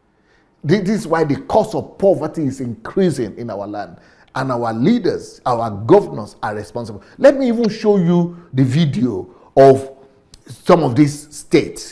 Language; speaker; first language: English; non-native, local second language; Yoruba